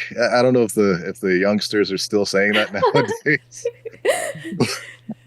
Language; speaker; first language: English; native; English